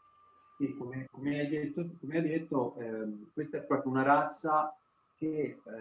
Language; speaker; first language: Italian; native; Italian